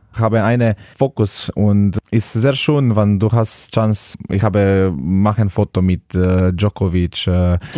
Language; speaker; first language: German; non-native, learner; Slovenian